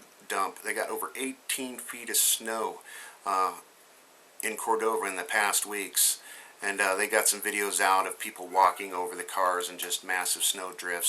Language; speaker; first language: English; native; English